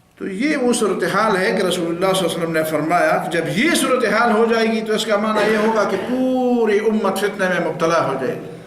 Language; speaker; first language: Urdu; non-native, local second language; Pashto